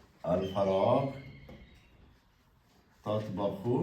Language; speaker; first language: Arabic; non-native, fluent; Urdu